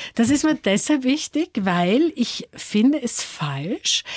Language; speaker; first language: German; native; German